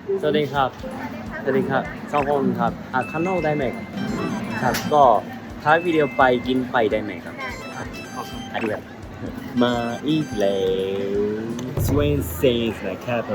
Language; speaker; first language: Thai; non-native, learner; Japanese